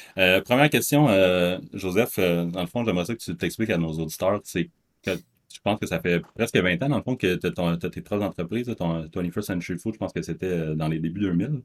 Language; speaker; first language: French; native; French